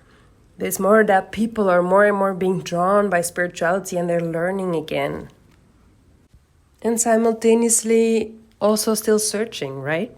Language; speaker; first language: English; non-native, fluent; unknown